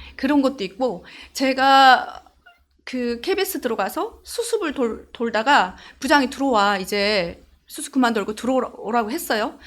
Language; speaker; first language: Korean; native; Korean